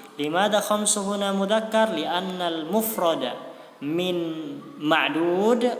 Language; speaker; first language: Arabic; non-native, fluent; Indonesian